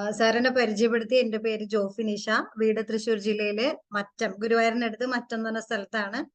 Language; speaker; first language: Malayalam; early bilingual, heritage; Malayalam